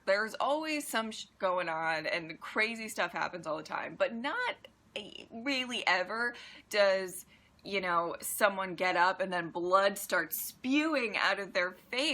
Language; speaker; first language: English; native; English